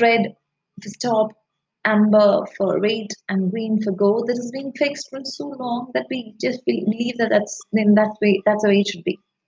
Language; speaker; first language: English; non-native, local second language; Malayalam